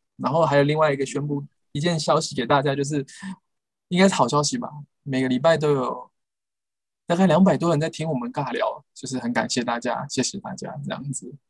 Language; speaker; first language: Chinese; native; Chinese